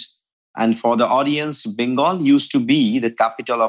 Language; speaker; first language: English; non-native, local second language; Bangla